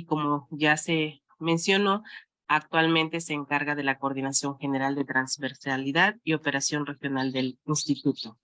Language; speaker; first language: Spanish; native; Spanish